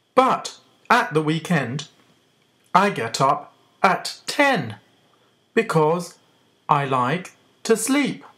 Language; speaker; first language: English; native; English